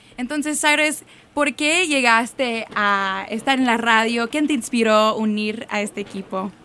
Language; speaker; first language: Spanish; early bilingual, heritage; Spanish